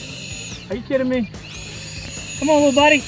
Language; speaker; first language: English; native; English